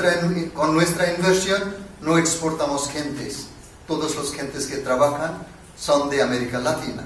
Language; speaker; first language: Spanish; non-native, learner; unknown